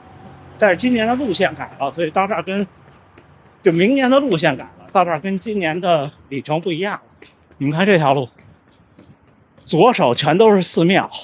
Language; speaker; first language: Chinese; native; Chinese